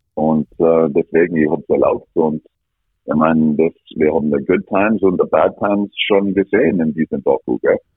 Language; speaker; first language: German; non-native, fluent; English